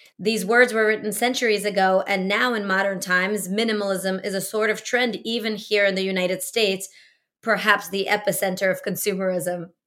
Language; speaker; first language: English; early bilingual, other home language; Russian